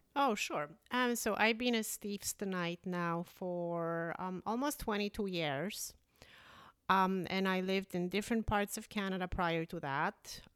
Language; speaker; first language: English; early bilingual, other home language; Polish